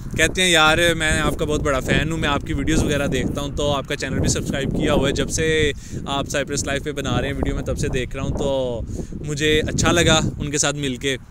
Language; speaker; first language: Urdu; non-native, local second language; Punjabi